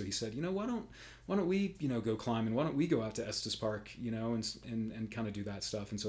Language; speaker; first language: English; native; English